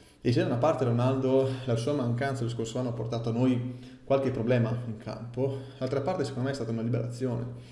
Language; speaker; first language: Italian; native; Italian